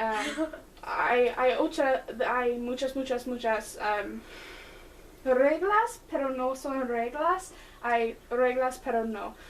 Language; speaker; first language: Spanish; non-native, learner; English